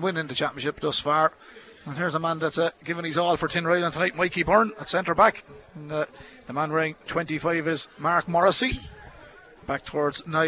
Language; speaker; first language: English; native; English